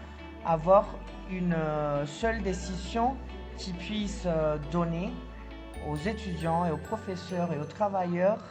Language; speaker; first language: French; non-native, fluent; Spanish